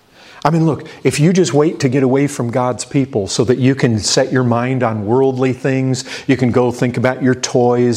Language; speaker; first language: English; native; English